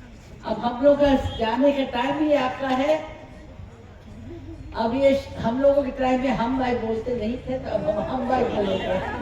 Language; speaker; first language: Hindi; non-native, local second language; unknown